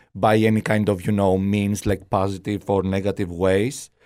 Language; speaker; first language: English; non-native, fluent; Greek